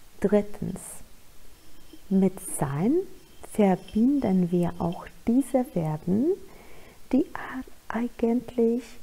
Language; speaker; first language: German; non-native, fluent; Polish